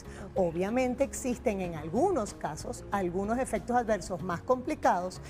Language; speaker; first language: Spanish; native; Spanish